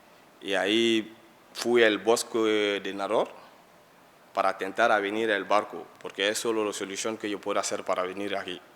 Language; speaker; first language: Spanish; non-native, learner; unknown